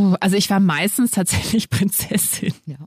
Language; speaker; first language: German; native; German